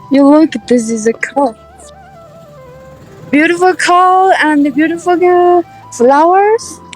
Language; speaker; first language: English; non-native, learner; Chinese